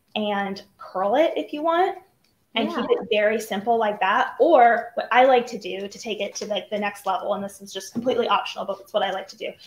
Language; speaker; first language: English; native; English